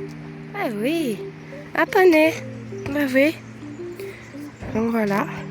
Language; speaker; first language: French; native; French